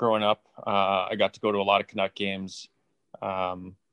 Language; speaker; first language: English; native; English